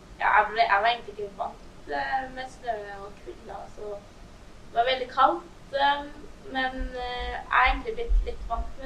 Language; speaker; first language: Norwegian; early bilingual, other home language; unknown